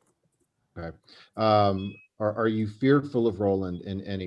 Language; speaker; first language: English; native; English